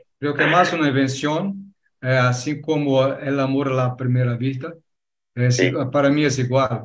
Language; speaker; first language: Spanish; non-native, fluent; Portuguese